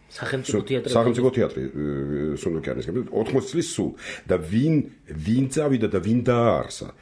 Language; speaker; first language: Georgian; non-native, local second language; Armenian